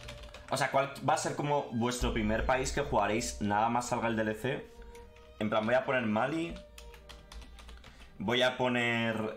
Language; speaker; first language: Spanish; native; Spanish